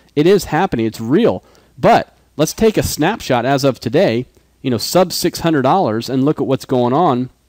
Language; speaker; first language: English; native; English